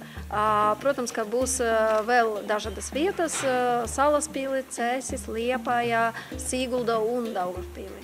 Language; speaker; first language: Latvian; non-native, local second language; Russian